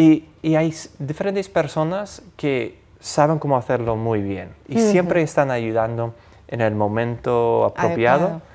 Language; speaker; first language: Spanish; non-native, fluent; English